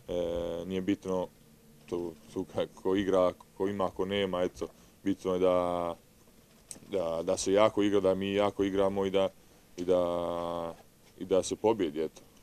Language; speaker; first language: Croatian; early bilingual, heritage; Italian